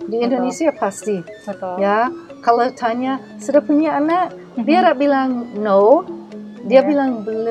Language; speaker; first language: Indonesian; non-native, learner; English